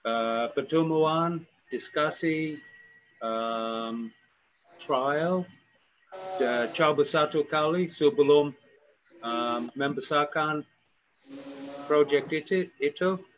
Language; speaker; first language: Indonesian; non-native, fluent; English